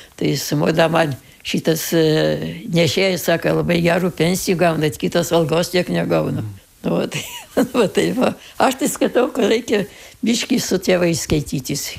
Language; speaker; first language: Lithuanian; native; Lithuanian